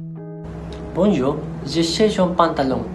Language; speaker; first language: French; non-native, learner; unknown